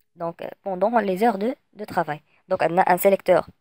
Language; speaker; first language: French; non-native, local second language; Arabic